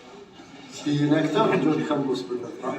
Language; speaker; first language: French; non-native, learner; Arabic